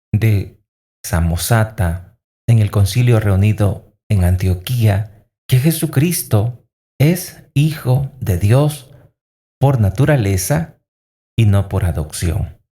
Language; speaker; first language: Spanish; native; Spanish